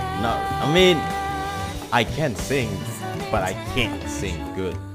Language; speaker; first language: English; non-native, fluent; Indonesian